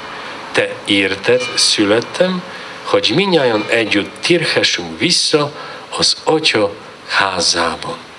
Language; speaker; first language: Hungarian; non-native, learner; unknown